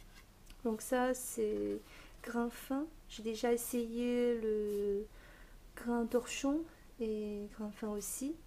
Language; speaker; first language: French; non-native, fluent; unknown